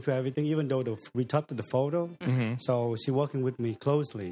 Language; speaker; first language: English; non-native, learner; Vietnamese